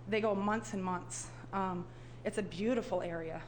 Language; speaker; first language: English; native; English